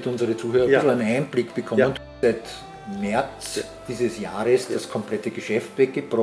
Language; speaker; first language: German; native; German